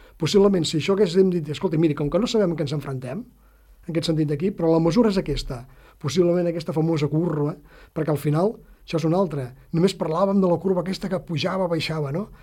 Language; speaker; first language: Catalan; native; Catalan